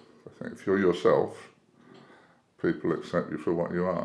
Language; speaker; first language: English; native; English